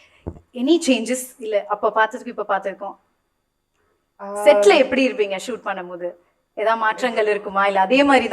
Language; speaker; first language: Tamil; native; Tamil